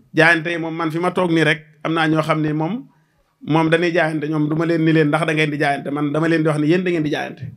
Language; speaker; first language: Wolof; native; Wolof